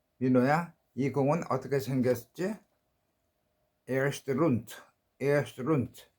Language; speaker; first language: German; non-native, learner; Korean